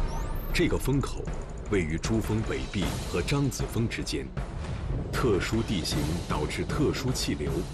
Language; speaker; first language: Chinese; native; Chinese